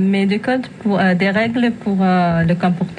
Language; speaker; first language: French; non-native, fluent; English